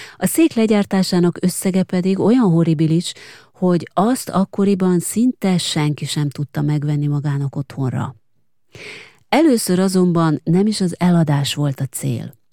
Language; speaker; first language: Hungarian; native; Hungarian